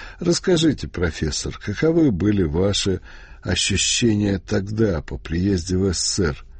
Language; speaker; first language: Russian; native; Russian